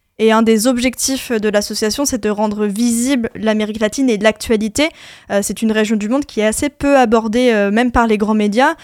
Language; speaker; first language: French; native; French